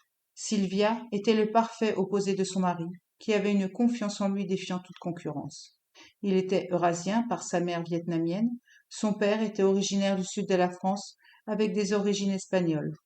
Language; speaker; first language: French; native; French